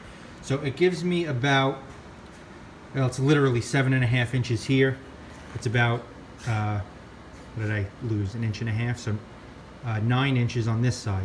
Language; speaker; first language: English; native; English